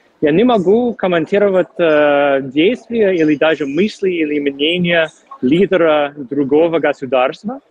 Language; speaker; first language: Russian; non-native, fluent; English